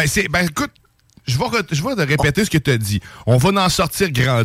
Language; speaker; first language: French; native; French